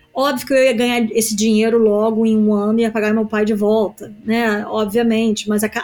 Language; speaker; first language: Portuguese; native; Portuguese